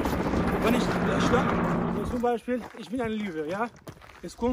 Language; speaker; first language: German; non-native, learner; Persian